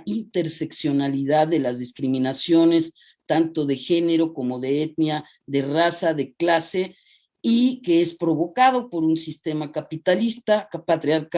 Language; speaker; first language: Spanish; native; Spanish